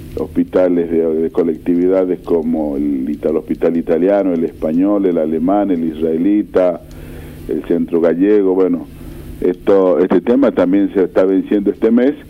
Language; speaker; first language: Spanish; native; Spanish